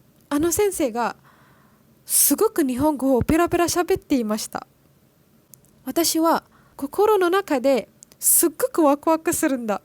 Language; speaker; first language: Japanese; non-native, learner; Malay